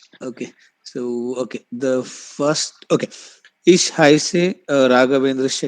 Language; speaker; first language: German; non-native, learner; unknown